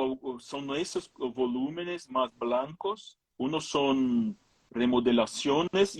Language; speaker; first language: Spanish; non-native, fluent; Portuguese